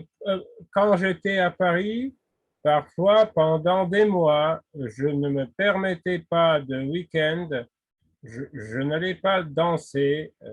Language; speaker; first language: French; non-native, fluent; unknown